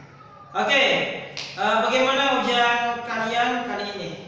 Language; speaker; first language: Indonesian; native; Indonesian